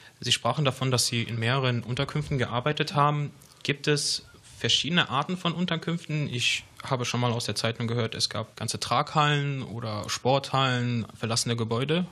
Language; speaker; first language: German; native; German